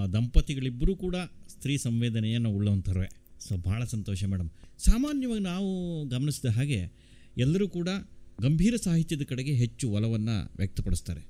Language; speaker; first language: Kannada; native; Kannada